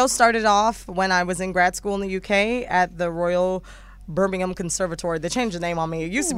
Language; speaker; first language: English; native; English